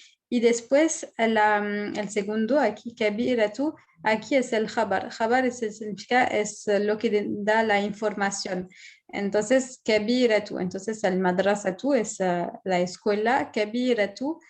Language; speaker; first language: Spanish; non-native, fluent; Arabic